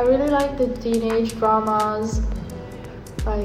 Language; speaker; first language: English; non-native, fluent; Morisyen